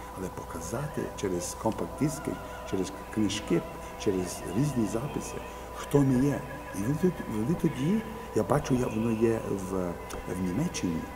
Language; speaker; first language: Ukrainian; early bilingual, heritage; English